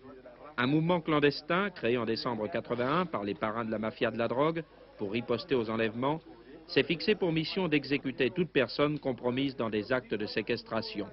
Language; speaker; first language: French; native; French